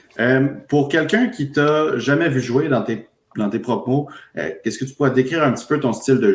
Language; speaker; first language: French; native; French